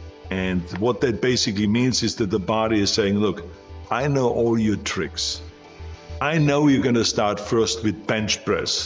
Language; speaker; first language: English; non-native, fluent; German